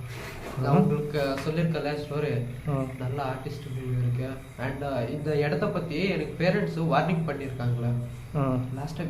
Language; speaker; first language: Tamil; non-native, local second language; Kannada